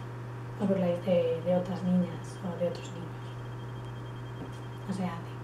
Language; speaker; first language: Spanish; native; Spanish